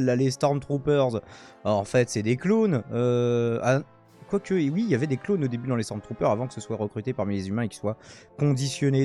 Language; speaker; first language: French; native; French